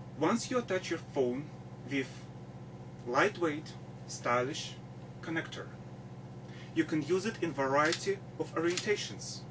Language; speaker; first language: English; non-native, fluent; Russian